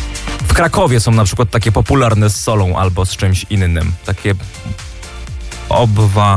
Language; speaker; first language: Polish; native; Polish